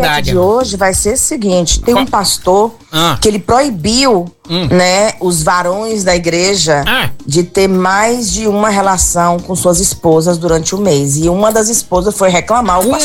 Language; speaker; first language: Portuguese; native; Portuguese